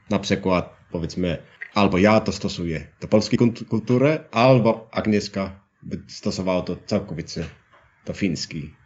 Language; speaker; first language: Polish; non-native, learner; Finnish